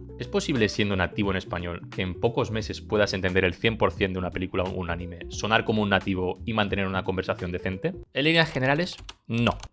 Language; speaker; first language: Spanish; early bilingual, other home language; Bulgarian